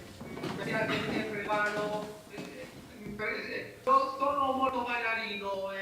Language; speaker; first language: Italian; non-native, learner; Spanish